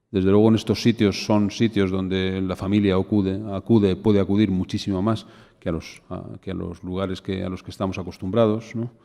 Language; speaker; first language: Spanish; native; Spanish